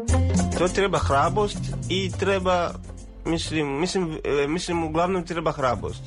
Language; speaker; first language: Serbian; non-native, learner; Swahili